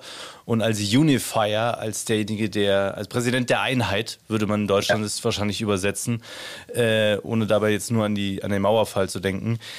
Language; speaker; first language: German; native; German